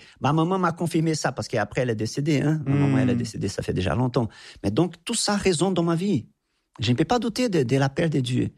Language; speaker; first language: French; non-native, fluent; Portuguese